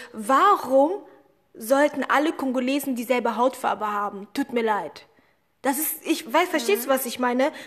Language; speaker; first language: German; early bilingual, other home language; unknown